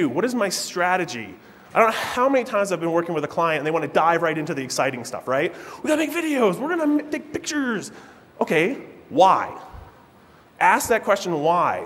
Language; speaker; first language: English; native; English